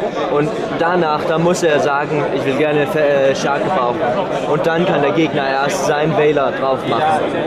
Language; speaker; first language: German; native; German